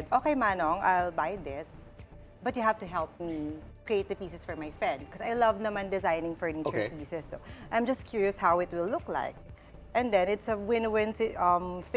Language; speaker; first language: English; non-native, local second language; Pampanga